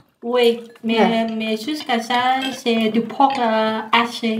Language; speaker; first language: French; non-native, learner; Vietnamese